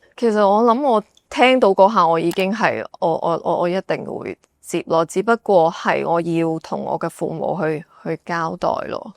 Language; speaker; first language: Cantonese; native; Cantonese